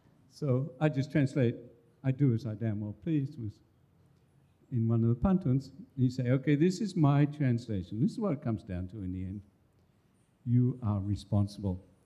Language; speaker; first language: English; native; English